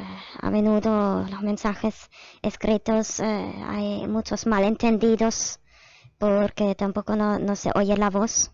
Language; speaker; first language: Spanish; non-native, fluent; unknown